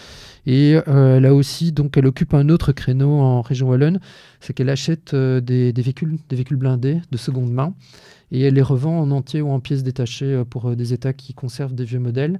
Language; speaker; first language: French; native; French